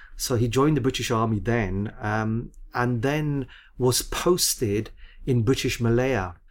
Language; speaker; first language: English; early bilingual, other home language; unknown